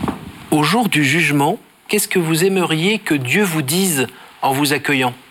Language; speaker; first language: French; native; French